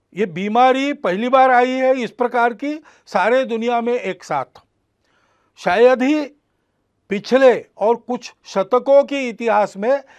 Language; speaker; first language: Hindi; non-native, local second language; Marathi